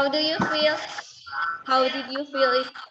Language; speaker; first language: English; non-native, learner; Indonesian